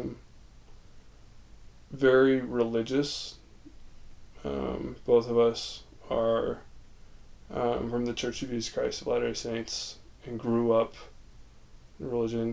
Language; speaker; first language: English; native; English